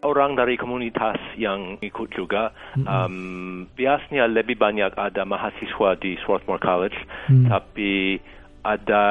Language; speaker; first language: Indonesian; non-native, fluent; English